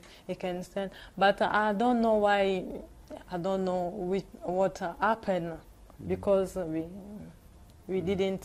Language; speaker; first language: English; non-native, learner; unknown